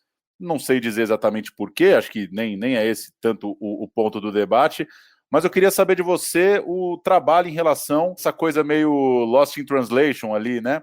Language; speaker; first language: Portuguese; native; Portuguese